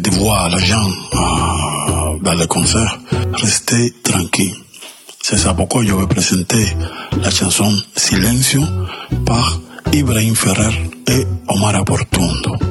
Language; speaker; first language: French; non-native, fluent; Spanish